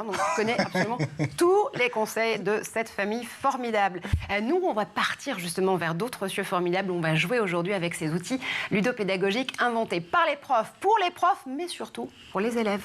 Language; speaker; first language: French; native; French